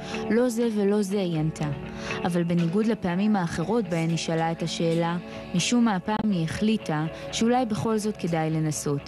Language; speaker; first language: Hebrew; native; Hebrew